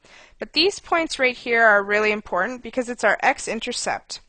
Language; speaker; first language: English; native; English